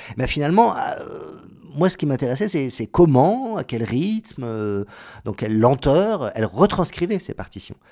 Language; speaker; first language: French; native; French